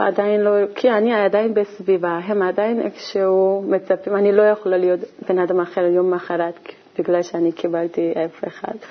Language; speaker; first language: Hebrew; non-native, learner; Korean